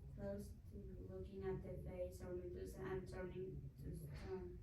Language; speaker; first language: English; non-native, learner; Spanish